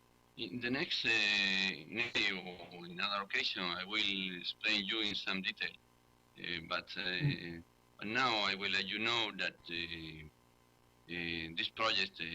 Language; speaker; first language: English; non-native, learner; Spanish